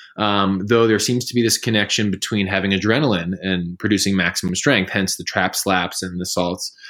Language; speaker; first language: English; native; English